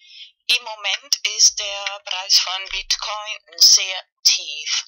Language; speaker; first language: German; non-native, learner; Spanish